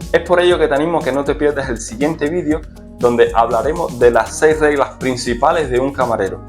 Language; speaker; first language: Spanish; native; Spanish